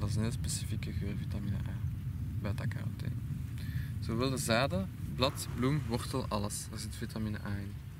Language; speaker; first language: Dutch; native; Dutch